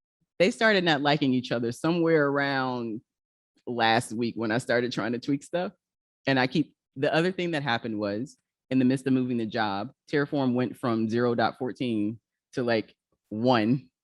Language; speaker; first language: English; native; English